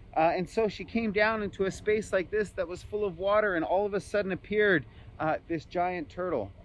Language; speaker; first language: English; native; English